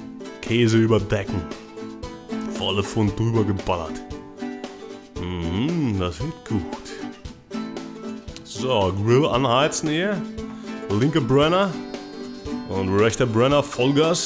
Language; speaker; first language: German; native; German